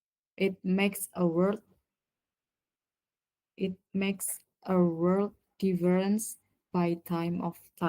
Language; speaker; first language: English; non-native, learner; Indonesian